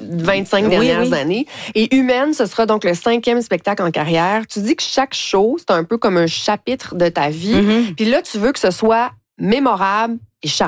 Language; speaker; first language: French; native; French